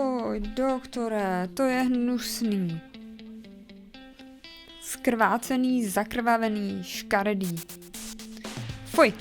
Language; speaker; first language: Czech; native; Czech